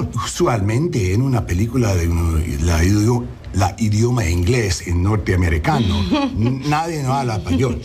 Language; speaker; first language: Spanish; early bilingual, heritage; English